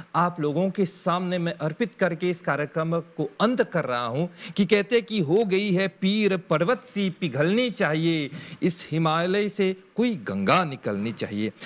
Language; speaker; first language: Hindi; non-native, local second language; Morisyen